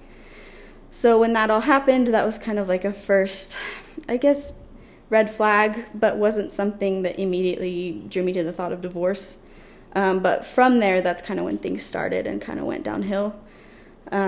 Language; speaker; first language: English; native; English